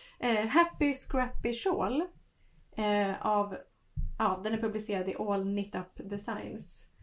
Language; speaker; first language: Swedish; native; Swedish